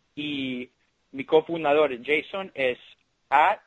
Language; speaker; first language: Spanish; early bilingual, heritage; Spanish